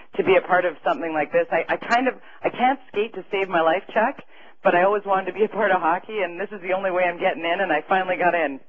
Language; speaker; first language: English; native; English